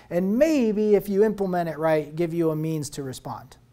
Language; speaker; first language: English; native; English